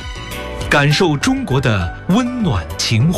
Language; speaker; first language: Chinese; native; Chinese